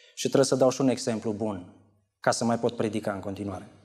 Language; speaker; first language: Romanian; native; Romanian